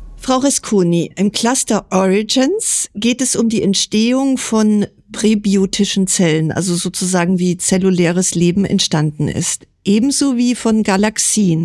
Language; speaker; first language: German; native; German